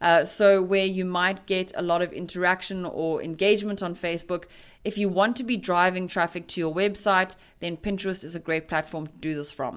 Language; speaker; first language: English; native; English